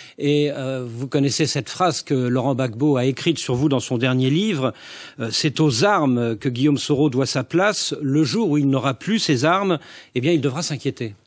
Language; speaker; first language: French; native; French